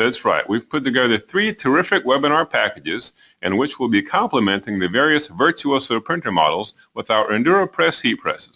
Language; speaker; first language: English; native; English